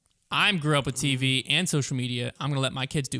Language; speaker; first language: English; native; English